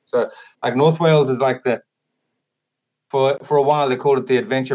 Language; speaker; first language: English; native; English